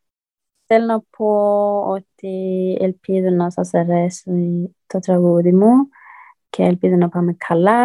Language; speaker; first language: Greek; early bilingual, heritage; Greek